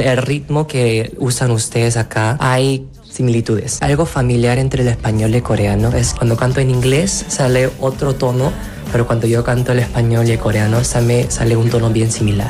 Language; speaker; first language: Spanish; non-native, fluent; Korean